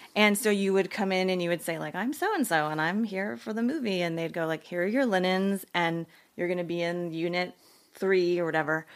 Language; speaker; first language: English; native; English